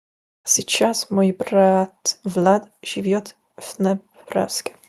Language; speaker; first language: Russian; non-native, learner; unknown